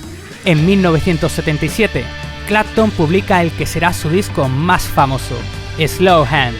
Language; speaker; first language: Spanish; native; Spanish